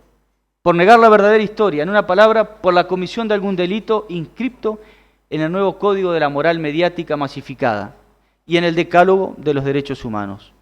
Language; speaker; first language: Spanish; native; Spanish